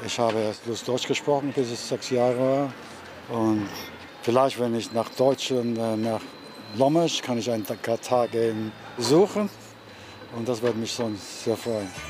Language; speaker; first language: German; early bilingual, heritage; German